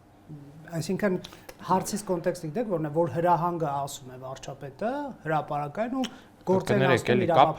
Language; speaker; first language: Armenian; native; Armenian